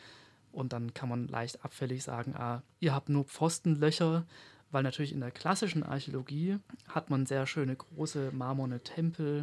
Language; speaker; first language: German; native; German